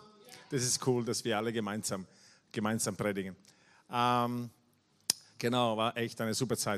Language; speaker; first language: German; non-native, fluent; Italian